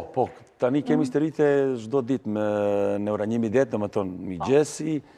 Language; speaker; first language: Albanian; non-native, learner; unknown